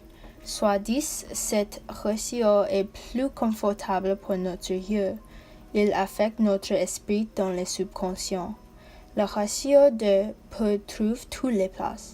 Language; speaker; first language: French; non-native, learner; English